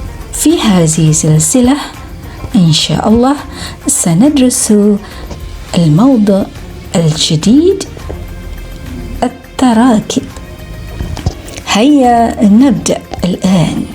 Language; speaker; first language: Arabic; non-native, fluent; Malay